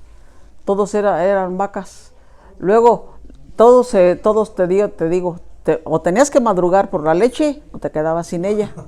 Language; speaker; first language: Spanish; native; Spanish